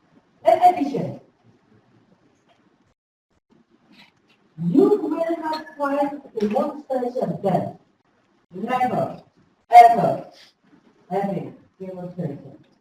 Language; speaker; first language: English; non-native, fluent; Indonesian